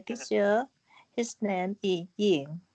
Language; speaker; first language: English; non-native, learner; Vietnamese